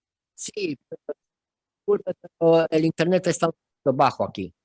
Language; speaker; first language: Spanish; non-native, fluent; Romanian